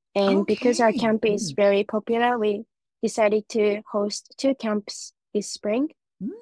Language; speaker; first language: English; non-native, fluent; Japanese